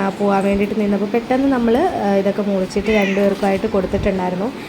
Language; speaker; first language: Malayalam; native; Malayalam